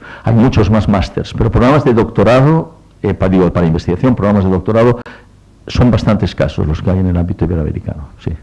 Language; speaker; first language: Spanish; native; Spanish